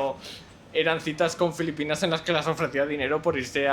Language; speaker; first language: Spanish; native; Spanish